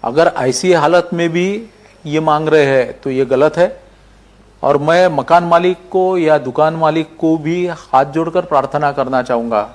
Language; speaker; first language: Hindi; non-native, local second language; Marathi